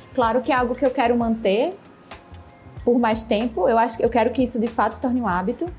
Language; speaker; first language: Portuguese; native; Portuguese